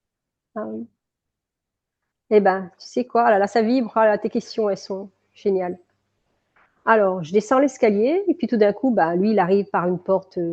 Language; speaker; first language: French; native; French